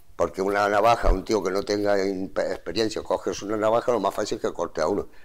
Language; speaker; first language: Spanish; native; Spanish